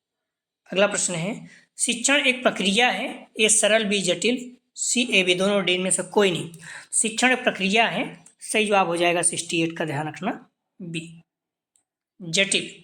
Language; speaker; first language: Hindi; native; Hindi